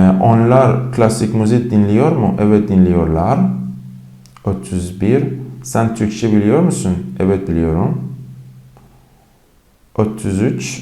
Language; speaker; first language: Turkish; non-native, fluent; Persian